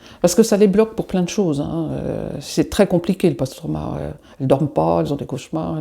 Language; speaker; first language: French; native; French